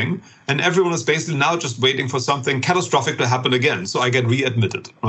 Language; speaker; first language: English; non-native, fluent; German